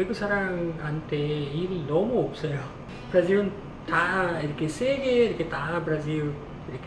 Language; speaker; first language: Korean; non-native, learner; Portuguese